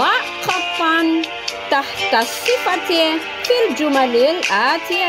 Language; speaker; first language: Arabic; non-native, fluent; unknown